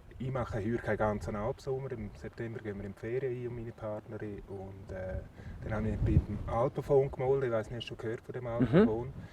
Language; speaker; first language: German; native; German